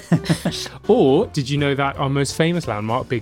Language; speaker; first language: English; native; English